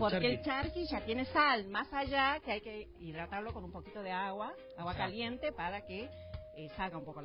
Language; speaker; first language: Spanish; native; Spanish